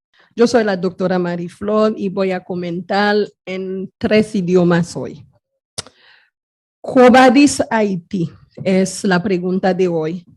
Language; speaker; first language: Spanish; non-native, fluent; Haitian Creole